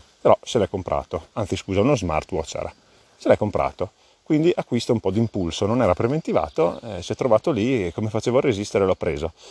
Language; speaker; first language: Italian; native; Italian